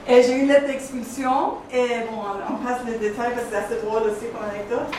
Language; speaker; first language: French; non-native, fluent; Persian